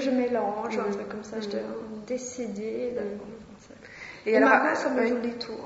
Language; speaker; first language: French; non-native, fluent; Swedish